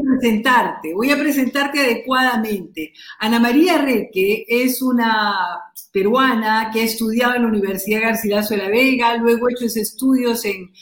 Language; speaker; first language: Spanish; native; Spanish